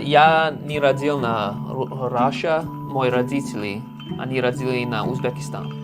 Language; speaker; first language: Russian; early bilingual, heritage; English